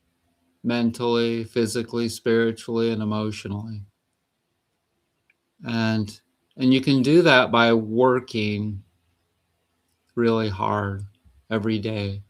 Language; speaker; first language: English; native; English